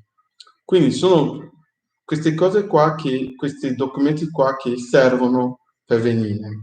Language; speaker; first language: Italian; non-native, fluent; English